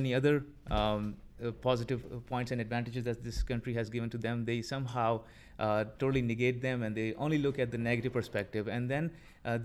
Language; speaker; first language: English; non-native, local second language; Punjabi